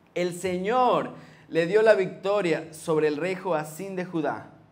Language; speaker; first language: Spanish; native; Spanish